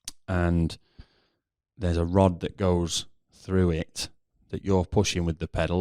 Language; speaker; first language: English; native; English